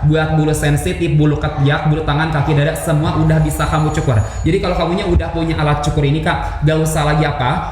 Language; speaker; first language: Indonesian; native; Indonesian